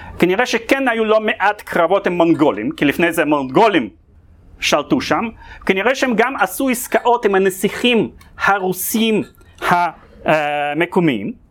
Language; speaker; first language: Hebrew; non-native, fluent; Russian